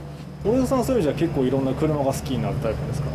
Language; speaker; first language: Japanese; native; Japanese